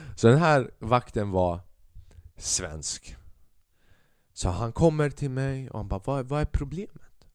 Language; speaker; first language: Swedish; early bilingual, other home language; Albanian